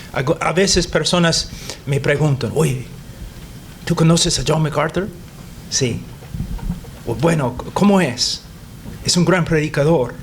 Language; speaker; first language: Spanish; non-native, fluent; English